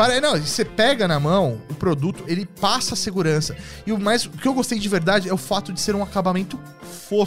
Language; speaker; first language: Portuguese; native; Portuguese